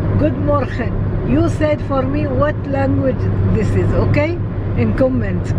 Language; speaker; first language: English; non-native, learner; Arabic